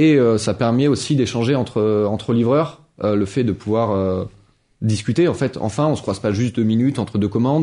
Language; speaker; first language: French; native; French